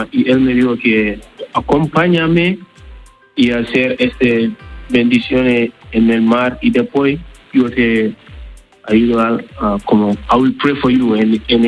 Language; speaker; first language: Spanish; non-native, learner; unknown